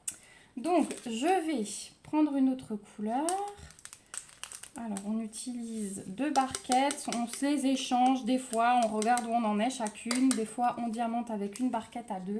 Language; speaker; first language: French; native; French